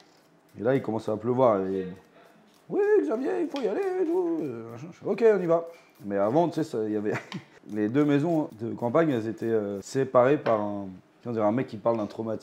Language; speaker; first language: French; native; French